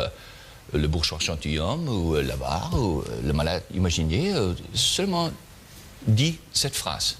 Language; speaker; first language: French; non-native, learner; German